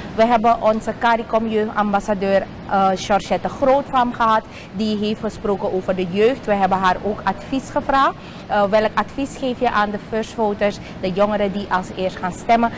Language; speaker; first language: Dutch; native; Dutch